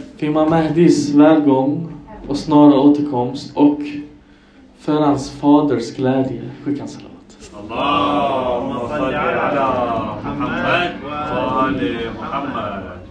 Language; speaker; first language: Swedish; early bilingual, other home language; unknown